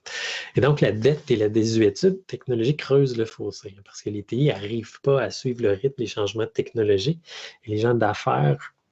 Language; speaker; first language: French; native; French